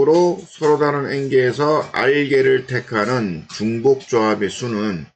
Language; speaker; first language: Korean; native; Korean